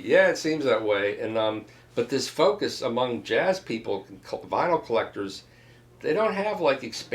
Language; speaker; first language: English; native; English